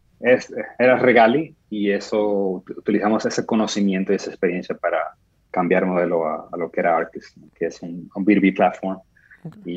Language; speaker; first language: Spanish; native; Spanish